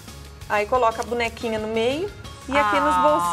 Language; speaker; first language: Portuguese; native; Portuguese